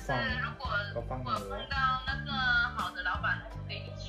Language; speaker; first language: Chinese; non-native, learner; Vietnamese